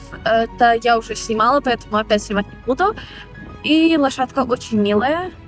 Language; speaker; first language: Russian; early bilingual, heritage; Russian